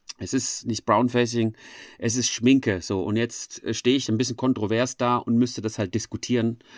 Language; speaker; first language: German; native; German